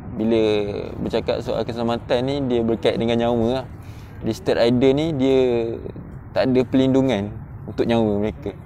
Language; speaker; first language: Malay; native; Malay